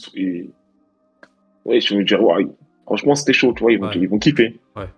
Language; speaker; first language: French; native; French